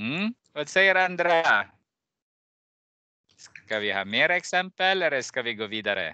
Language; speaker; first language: Swedish; non-native, fluent; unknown